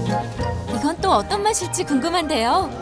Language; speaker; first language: Korean; native; Korean